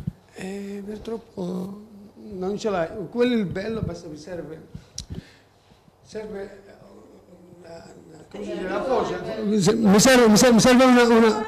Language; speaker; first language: Italian; non-native, learner; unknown